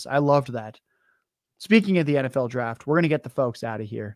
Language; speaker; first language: English; native; English